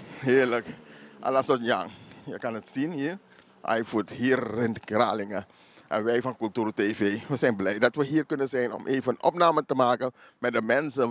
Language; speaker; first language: Dutch; native; Dutch